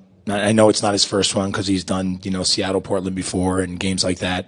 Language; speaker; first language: English; native; English